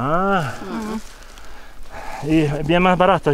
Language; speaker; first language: Spanish; non-native, learner; English